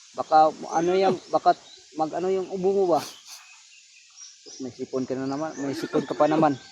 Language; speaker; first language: Filipino; non-native, local second language; Cebuano